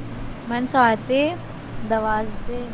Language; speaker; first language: Persian; non-native, learner; Urdu